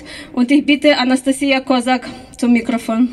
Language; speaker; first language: German; non-native, fluent; Ukrainian